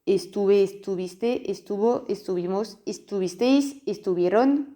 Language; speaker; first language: Spanish; non-native, fluent; French